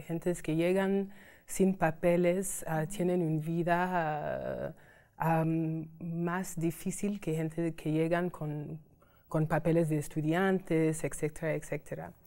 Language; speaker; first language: Spanish; non-native, fluent; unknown